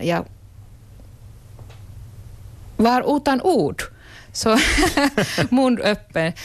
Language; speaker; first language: Swedish; non-native, local second language; Finnish